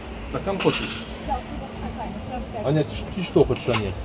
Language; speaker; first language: Russian; non-native, learner; Turkish